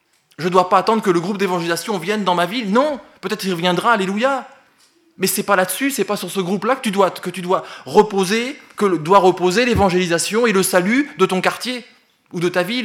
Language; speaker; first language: French; native; French